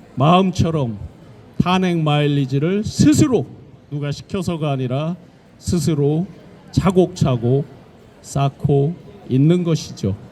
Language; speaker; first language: Korean; native; Korean